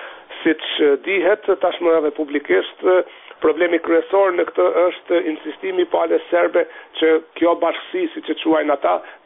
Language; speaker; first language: Albanian; native; Albanian